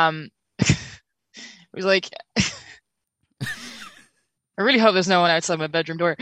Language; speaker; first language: English; native; English